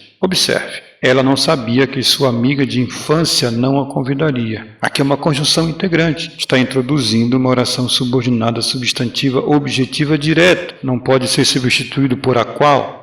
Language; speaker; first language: Portuguese; native; Portuguese